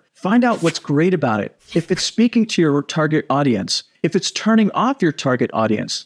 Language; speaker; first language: English; native; English